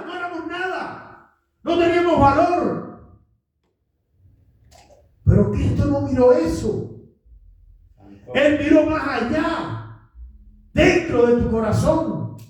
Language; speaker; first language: Spanish; native; Spanish